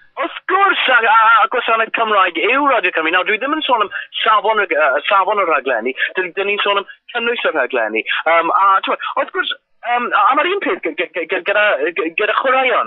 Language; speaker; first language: Welsh; non-native, local second language; English